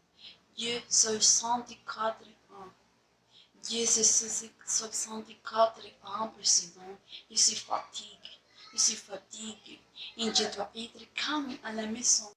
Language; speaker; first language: French; non-native, learner; Spanish